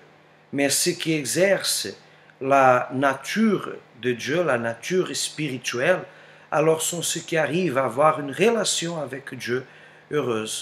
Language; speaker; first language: French; non-native, fluent; Portuguese